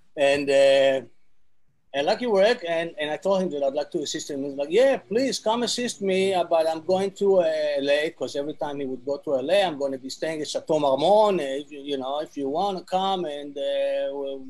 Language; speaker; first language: English; non-native, fluent; Hebrew